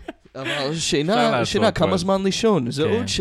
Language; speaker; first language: Hebrew; non-native, fluent; English